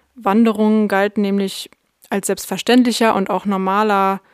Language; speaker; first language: German; early bilingual, other home language; Russian